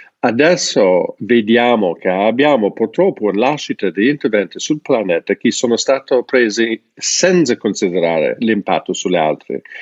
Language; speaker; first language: Italian; non-native, fluent; English